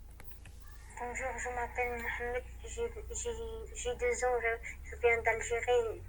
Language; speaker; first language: French; non-native, learner; Arabic